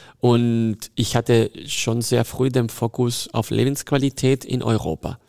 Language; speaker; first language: German; non-native, fluent; Spanish